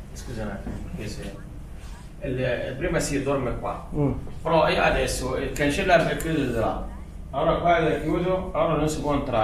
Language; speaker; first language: Italian; non-native, learner; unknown